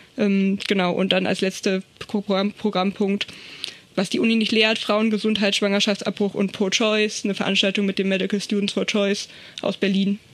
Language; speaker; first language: German; native; German